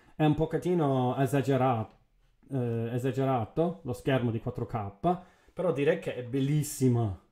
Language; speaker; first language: Italian; non-native, fluent; English